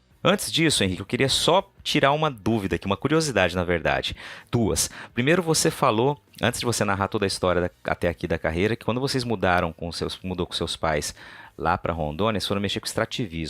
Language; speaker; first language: Portuguese; native; Portuguese